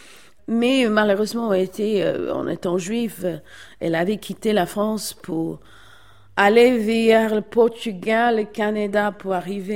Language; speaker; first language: French; non-native, fluent; English